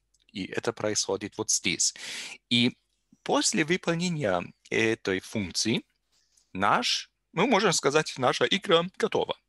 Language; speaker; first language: Russian; non-native, learner; German